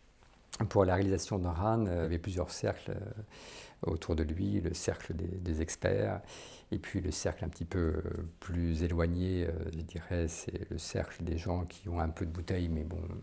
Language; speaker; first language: French; native; French